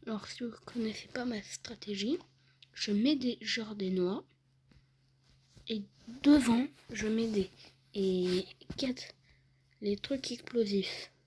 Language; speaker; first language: French; native; French